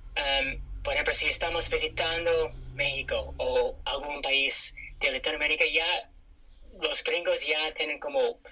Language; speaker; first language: Spanish; non-native, fluent; English